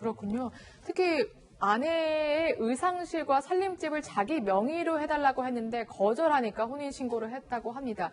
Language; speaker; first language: Korean; native; Korean